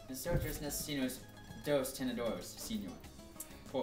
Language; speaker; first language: Spanish; non-native, learner; English